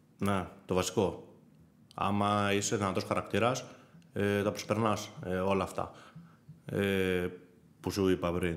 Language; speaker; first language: Greek; native; Greek